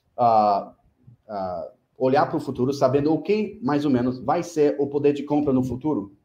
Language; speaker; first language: Portuguese; non-native, fluent; English